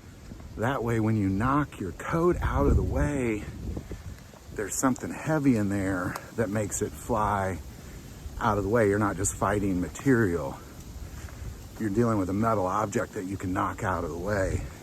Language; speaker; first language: English; native; English